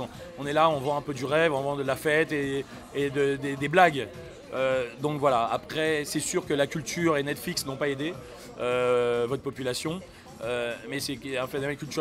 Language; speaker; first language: French; native; French